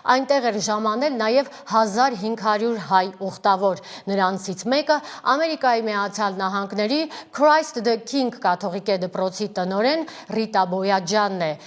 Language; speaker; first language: Armenian; native; Armenian